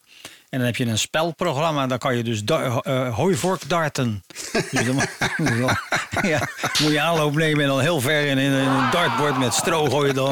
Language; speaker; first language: Dutch; native; Dutch